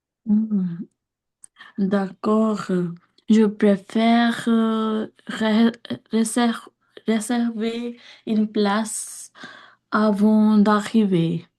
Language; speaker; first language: French; non-native, learner; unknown